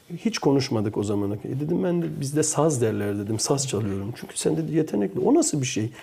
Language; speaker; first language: Turkish; early bilingual, heritage; Turkish